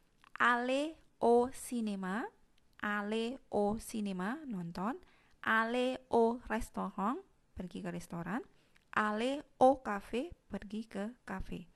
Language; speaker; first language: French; non-native, fluent; Indonesian